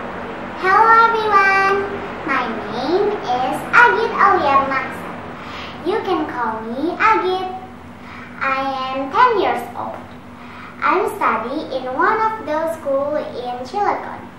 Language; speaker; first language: English; non-native, learner; Indonesian